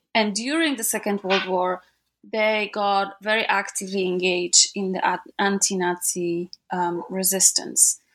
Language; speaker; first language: English; non-native, fluent; Polish